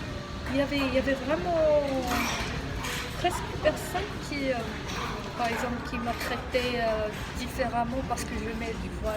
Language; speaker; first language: French; non-native, local second language; Arabic